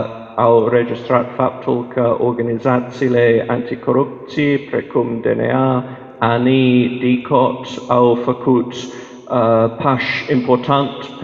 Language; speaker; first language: Romanian; non-native, fluent; English